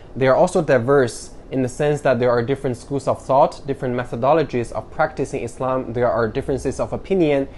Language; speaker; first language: English; non-native, fluent; Chinese